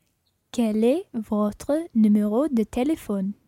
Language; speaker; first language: French; non-native, learner; English